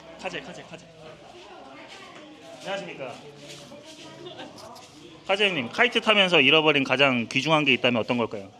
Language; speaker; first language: Korean; native; Korean